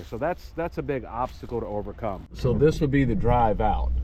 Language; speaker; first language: English; native; English